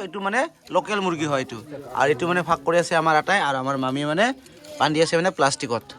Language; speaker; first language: Assamese; non-native, local second language; Garo